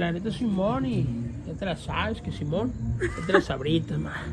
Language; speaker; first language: Spanish; native; Spanish